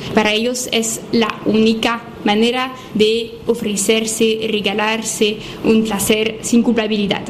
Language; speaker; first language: Spanish; non-native, fluent; French